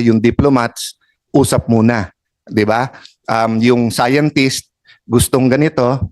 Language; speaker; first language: Filipino; native; Filipino